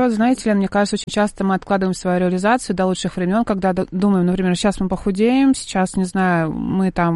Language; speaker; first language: Russian; native; Russian